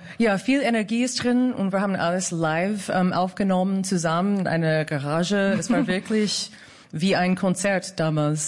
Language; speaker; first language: German; non-native, fluent; English